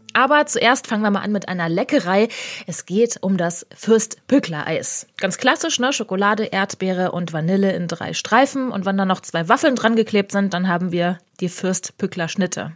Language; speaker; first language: German; native; German